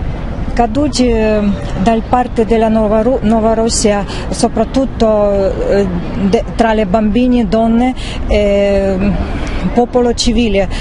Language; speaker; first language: Italian; non-native, learner; Russian